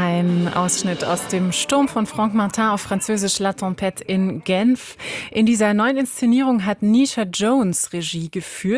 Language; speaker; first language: German; native; German